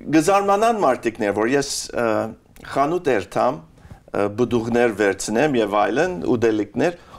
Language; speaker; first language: Armenian; early bilingual, heritage; Armenian